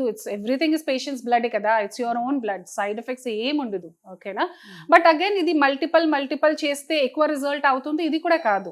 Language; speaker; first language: Telugu; non-native, fluent; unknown